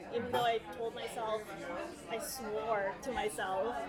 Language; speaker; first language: English; early bilingual, other home language; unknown